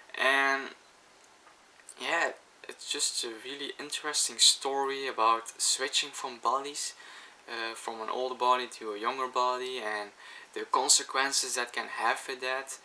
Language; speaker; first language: English; non-native, fluent; Dutch